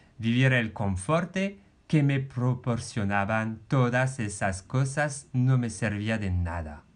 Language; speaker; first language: Spanish; non-native, fluent; French